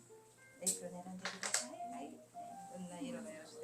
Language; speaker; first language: Japanese; non-native, learner; Korean